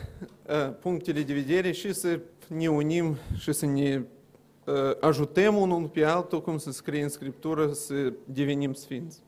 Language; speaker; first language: Romanian; non-native, local second language; Russian